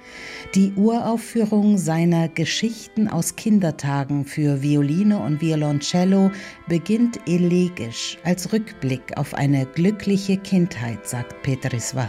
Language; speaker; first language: German; native; German